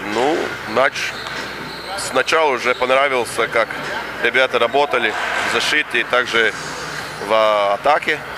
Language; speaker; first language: Russian; non-native, fluent; Latvian